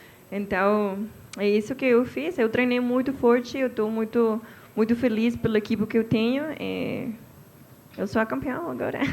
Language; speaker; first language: Portuguese; non-native, fluent; Spanish